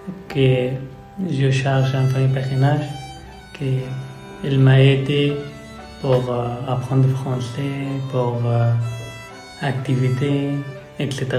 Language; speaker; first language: French; non-native, learner; Persian